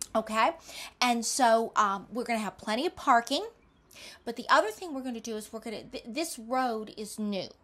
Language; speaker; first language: English; native; English